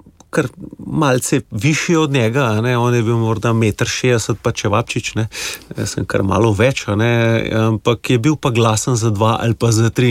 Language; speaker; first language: Slovenian; native; Slovenian